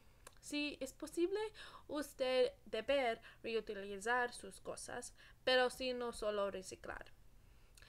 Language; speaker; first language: Spanish; non-native, learner; English